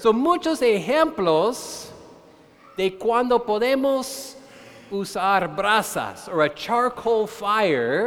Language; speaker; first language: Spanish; non-native, fluent; English